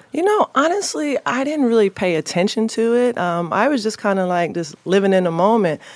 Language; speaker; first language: English; native; English